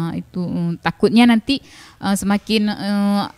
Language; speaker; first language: Indonesian; non-native, local second language; Achinese